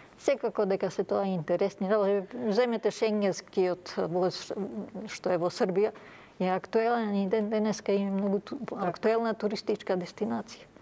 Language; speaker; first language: Macedonian; early bilingual, other home language; Serbian